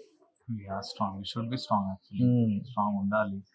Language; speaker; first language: Telugu; non-native, local second language; Kannada